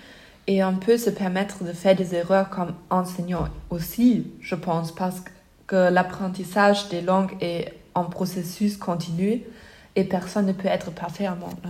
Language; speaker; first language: French; non-native, fluent; German